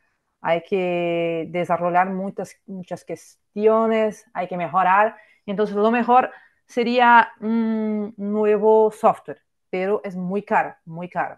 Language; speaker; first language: Spanish; non-native, fluent; Portuguese